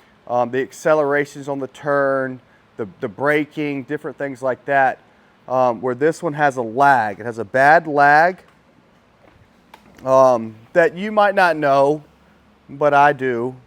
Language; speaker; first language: English; native; English